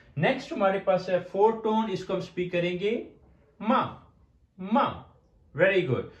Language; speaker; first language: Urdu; native; Urdu